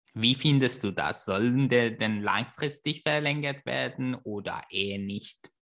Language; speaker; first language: German; non-native, fluent; Persian